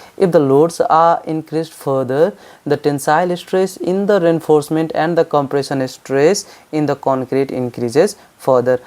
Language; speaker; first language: English; non-native, local second language; Nepali